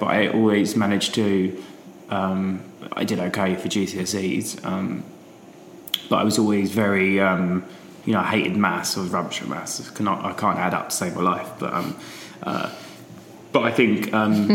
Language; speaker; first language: English; native; English